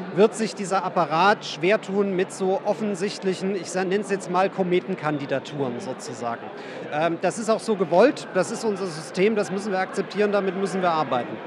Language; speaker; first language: German; native; German